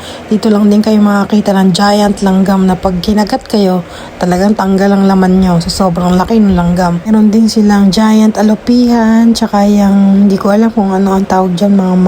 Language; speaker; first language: Filipino; native; Filipino